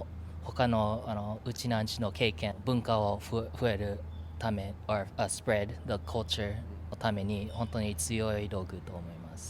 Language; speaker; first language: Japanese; early bilingual, heritage; English